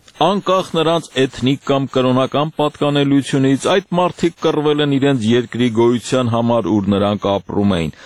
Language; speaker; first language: Armenian; native; Armenian